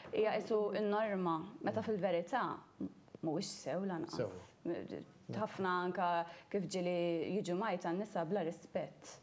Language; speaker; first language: Maltese; native; Maltese